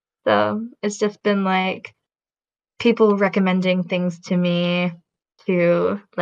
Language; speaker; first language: English; native; English